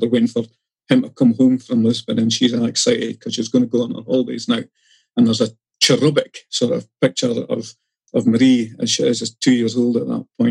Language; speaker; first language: English; native; English